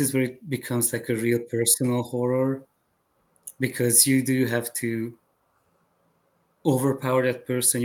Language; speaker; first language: English; non-native, fluent; Hungarian